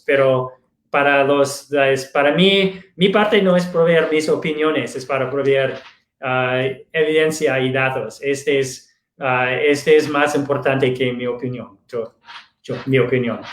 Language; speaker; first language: Spanish; non-native, fluent; English